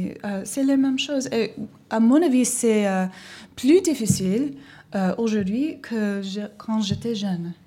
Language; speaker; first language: French; non-native, learner; English